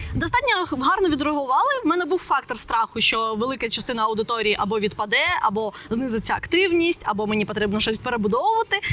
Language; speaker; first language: Ukrainian; non-native, local second language; Russian